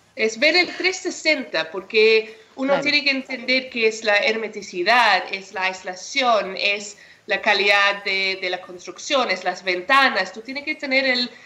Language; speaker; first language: Spanish; non-native, fluent; English